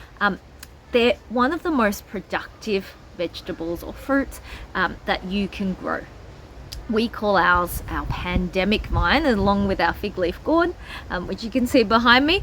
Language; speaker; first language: English; native; English